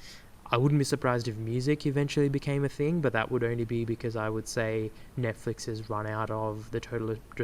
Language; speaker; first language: English; native; English